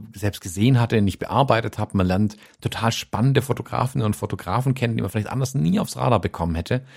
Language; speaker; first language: German; non-native, fluent; English